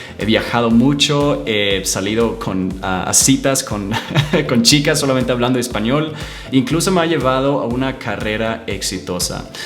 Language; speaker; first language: Spanish; non-native, fluent; English